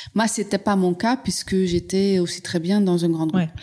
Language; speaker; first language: French; non-native, fluent; Hungarian